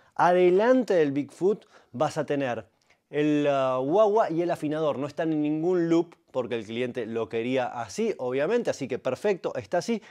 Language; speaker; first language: Spanish; native; Spanish